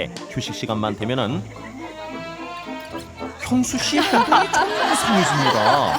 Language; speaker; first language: Korean; native; Korean